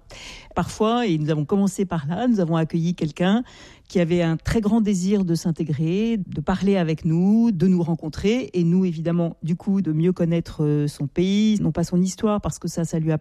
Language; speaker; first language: French; native; French